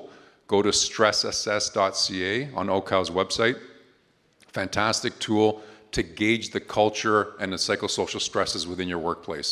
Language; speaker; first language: English; native; English